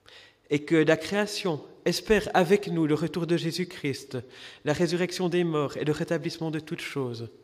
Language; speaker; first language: French; native; French